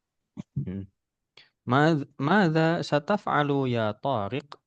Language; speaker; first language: Arabic; non-native, fluent; Indonesian